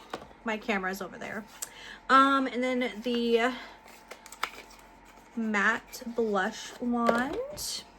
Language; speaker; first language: English; native; English